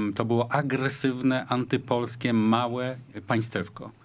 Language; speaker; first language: Polish; native; Polish